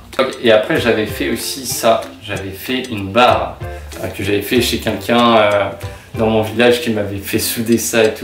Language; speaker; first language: French; native; French